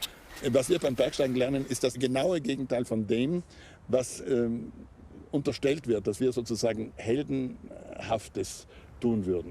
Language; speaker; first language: German; native; German